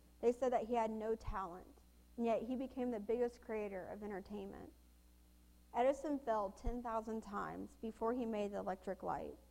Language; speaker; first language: English; native; English